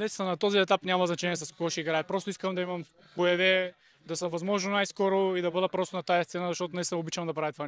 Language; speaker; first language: Bulgarian; native; Bulgarian